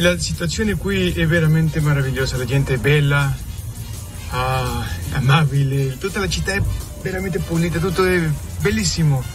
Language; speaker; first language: Italian; non-native, fluent; Spanish